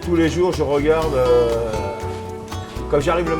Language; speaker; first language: French; native; French